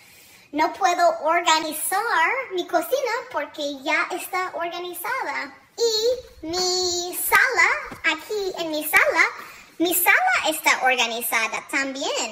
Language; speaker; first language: Spanish; non-native, learner; English